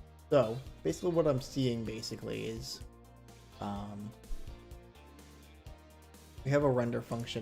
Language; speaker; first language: English; native; English